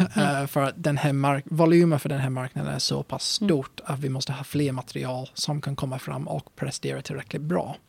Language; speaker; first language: Swedish; non-native, fluent; English